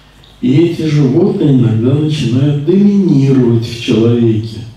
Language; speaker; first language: Czech; non-native, learner; Russian